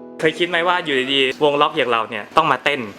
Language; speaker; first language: Thai; native; Thai